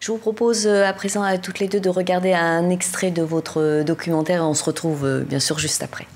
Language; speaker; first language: French; native; French